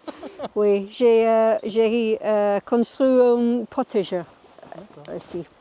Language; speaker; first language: French; non-native, learner; English